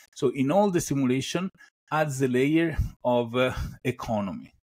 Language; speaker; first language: English; non-native, fluent; Italian